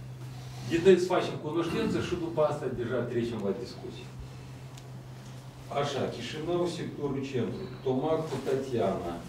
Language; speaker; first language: Romanian; non-native, local second language; Russian